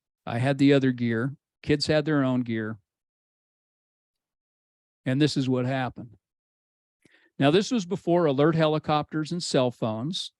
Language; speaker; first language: English; native; English